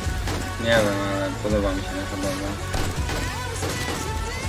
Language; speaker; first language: Polish; native; Polish